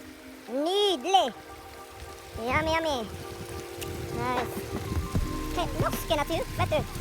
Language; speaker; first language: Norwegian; non-native, learner; Iloko